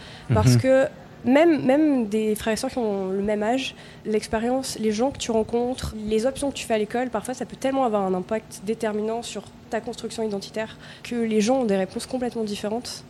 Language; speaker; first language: French; native; French